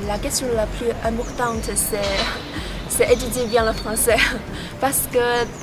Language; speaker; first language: French; non-native, fluent; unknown